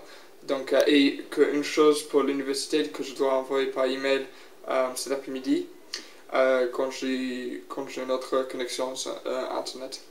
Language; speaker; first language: French; non-native, learner; English